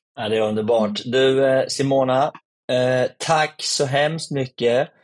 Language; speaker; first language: Swedish; native; Swedish